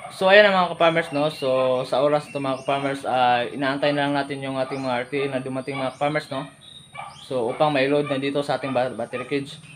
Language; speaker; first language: Filipino; non-native, local second language; Cebuano